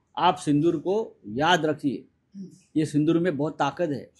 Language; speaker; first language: Hindi; non-native, local second language; Marathi